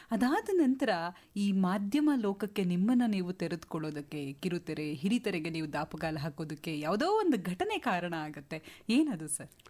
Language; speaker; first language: Kannada; native; Kannada